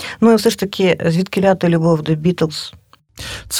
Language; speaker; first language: Ukrainian; native; Ukrainian